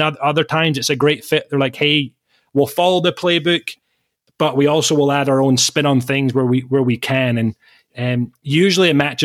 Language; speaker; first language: English; native; English